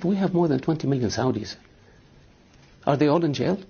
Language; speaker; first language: English; non-native, fluent; Arabic